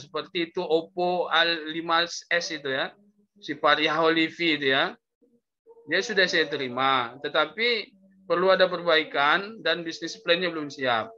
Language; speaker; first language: Indonesian; native; Indonesian